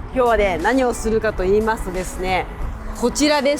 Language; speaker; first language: Japanese; native; Japanese